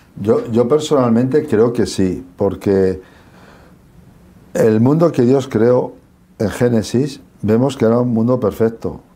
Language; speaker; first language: Spanish; native; Spanish